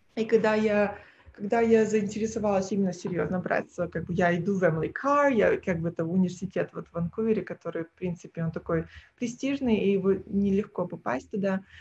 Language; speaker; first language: Russian; early bilingual, heritage; Russian